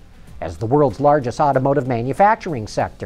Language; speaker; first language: English; native; English